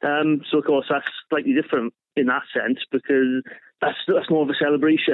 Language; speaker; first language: English; native; English